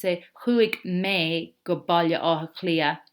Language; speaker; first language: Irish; non-native, local second language; English